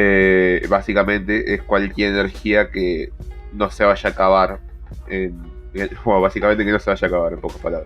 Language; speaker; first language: Spanish; native; Spanish